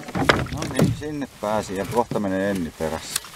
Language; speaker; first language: Finnish; native; Finnish